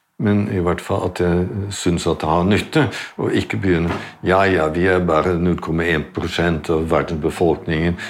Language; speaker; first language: Norwegian; non-native, fluent; Dutch